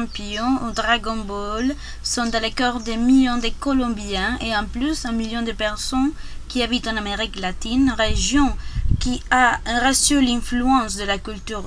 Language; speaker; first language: French; non-native, learner; Spanish